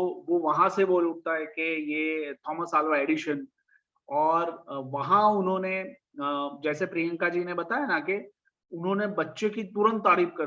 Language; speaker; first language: Hindi; native; Hindi